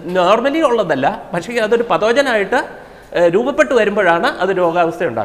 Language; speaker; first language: Malayalam; native; Malayalam